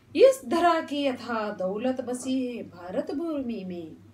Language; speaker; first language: Hindi; non-native, local second language; Kannada